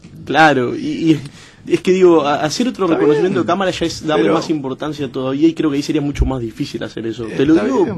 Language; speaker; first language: Spanish; native; Spanish